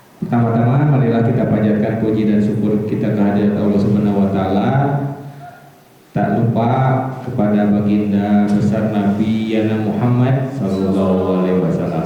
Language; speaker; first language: Indonesian; native; Indonesian